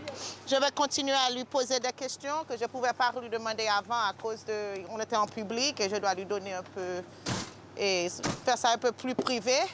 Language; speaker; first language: French; early bilingual, heritage; French